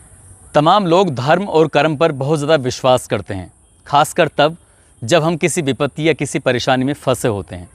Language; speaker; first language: Hindi; native; Hindi